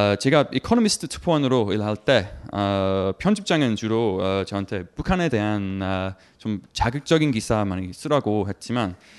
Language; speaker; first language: Korean; non-native, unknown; English